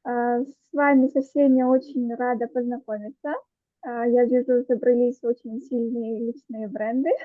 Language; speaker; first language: Russian; native; Russian